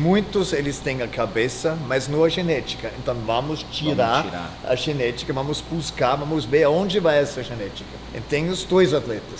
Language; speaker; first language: Portuguese; non-native, fluent; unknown